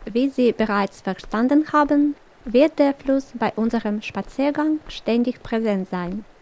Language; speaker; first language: German; non-native, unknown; Russian